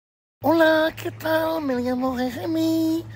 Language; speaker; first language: Spanish; non-native, learner; French